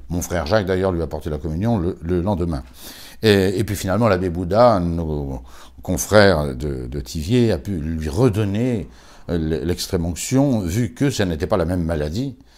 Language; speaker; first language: French; native; French